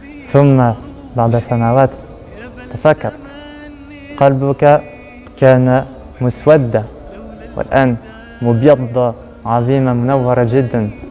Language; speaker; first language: Arabic; non-native, learner; French